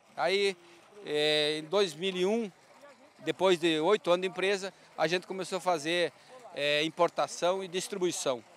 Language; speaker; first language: Portuguese; native; Portuguese